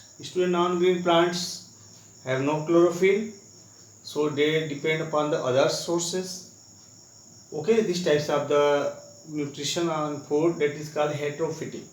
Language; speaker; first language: English; non-native, local second language; Hindi